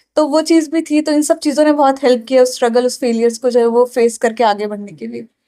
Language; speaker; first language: Hindi; non-native, local second language; Urdu